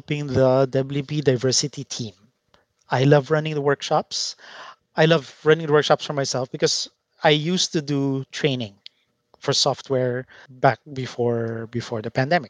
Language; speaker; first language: English; non-native, local second language; Filipino